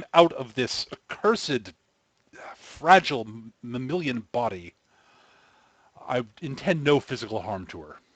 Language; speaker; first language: English; native; English